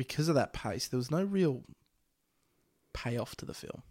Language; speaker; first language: English; native; English